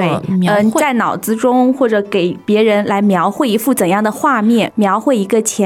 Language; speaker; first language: Chinese; native; Chinese